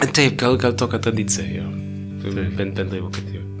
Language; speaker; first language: Lithuanian; non-native, fluent; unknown